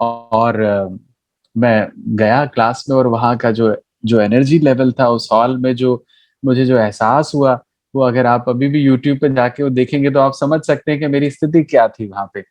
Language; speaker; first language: Hindi; native; Hindi